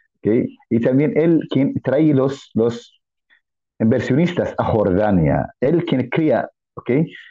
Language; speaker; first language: Spanish; non-native, fluent; Arabic